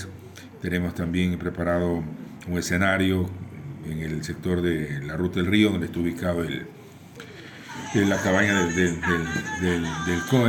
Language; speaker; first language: Spanish; native; Spanish